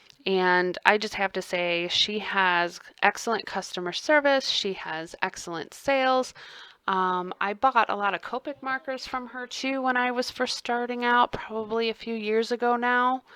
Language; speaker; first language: English; native; English